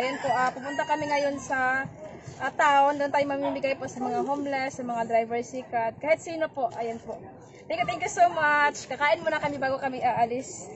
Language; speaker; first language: Filipino; non-native, local second language; Cebuano